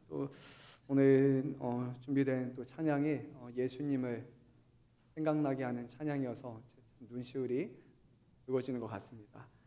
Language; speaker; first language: Korean; early bilingual, heritage; Korean